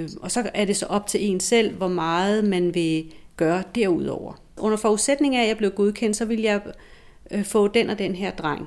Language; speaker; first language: Danish; native; Danish